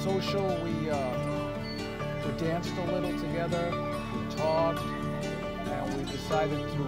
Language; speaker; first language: English; native; English